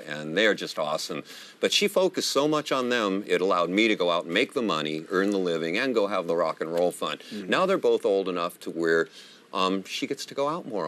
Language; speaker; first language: English; native; English